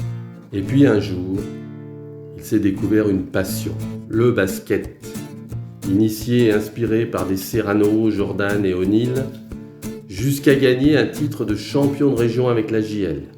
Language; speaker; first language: French; native; French